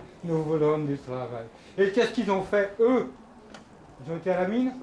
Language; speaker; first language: French; non-native, fluent; Persian